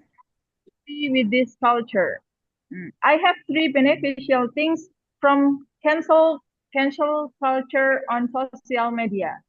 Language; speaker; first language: English; non-native, learner; Indonesian